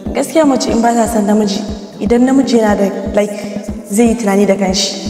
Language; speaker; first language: Hausa; non-native, local second language; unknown